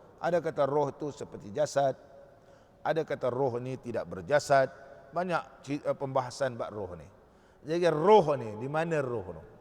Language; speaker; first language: Malay; native; Malay